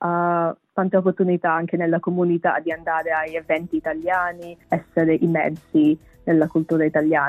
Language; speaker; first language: Italian; non-native, fluent; Bangla